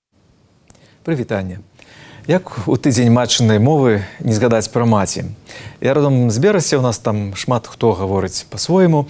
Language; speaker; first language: Belarusian; native; Belarusian